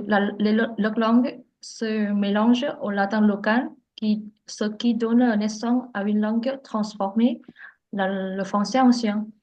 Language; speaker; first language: French; non-native, learner; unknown